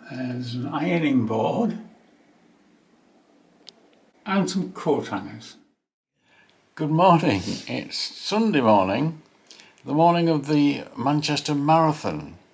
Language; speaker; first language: English; native; English